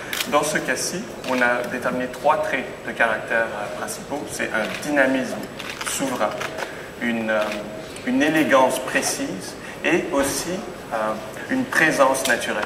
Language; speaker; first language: French; native; French